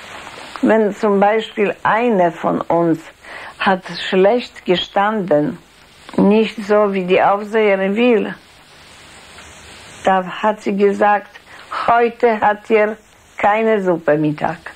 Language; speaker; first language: German; non-native, fluent; Polish